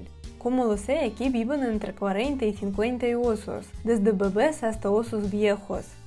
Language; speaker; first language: Spanish; non-native, learner; Russian